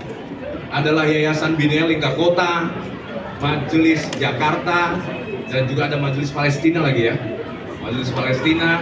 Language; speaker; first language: Indonesian; native; Indonesian